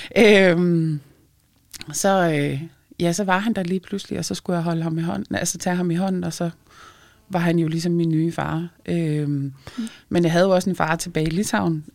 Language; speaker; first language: Danish; early bilingual, other home language; Lithuanian